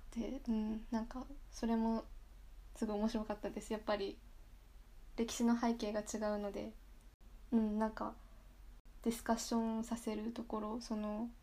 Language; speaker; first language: Japanese; native; Japanese